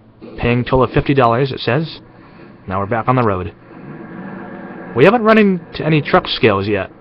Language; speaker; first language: English; native; English